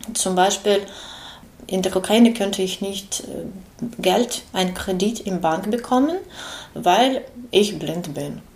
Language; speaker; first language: German; non-native, fluent; Ukrainian